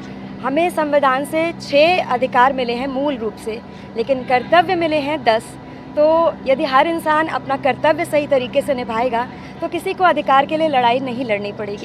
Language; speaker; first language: Hindi; native; Hindi